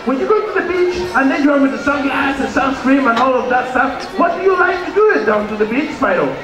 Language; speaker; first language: English; non-native, fluent; Spanish